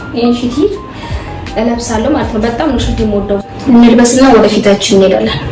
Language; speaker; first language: Amharic; native; Amharic